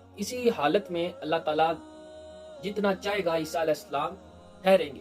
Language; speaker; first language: Urdu; non-native, local second language; Punjabi